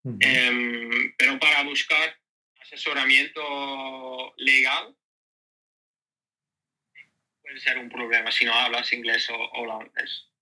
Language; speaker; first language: Spanish; non-native, learner; Dutch